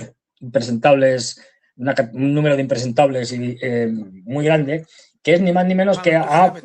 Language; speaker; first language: Spanish; native; Spanish